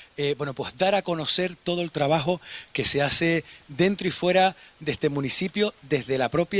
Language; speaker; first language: Spanish; native; Spanish